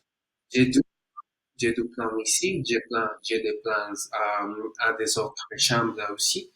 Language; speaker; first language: French; non-native, learner; Spanish